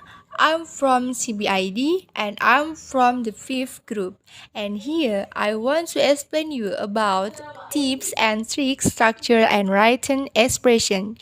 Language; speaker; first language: English; non-native, learner; Indonesian